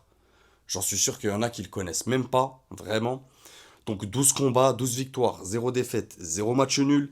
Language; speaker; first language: French; native; French